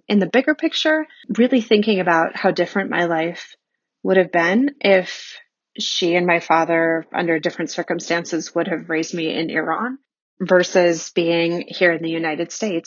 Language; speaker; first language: English; native; English